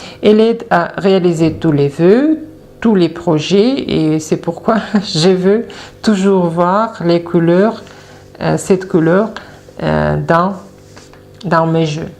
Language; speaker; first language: French; non-native, fluent; Russian